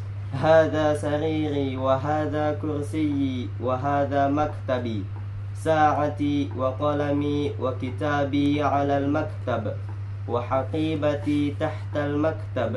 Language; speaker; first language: Arabic; non-native, learner; Indonesian